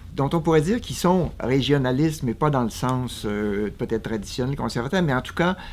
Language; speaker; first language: French; native; French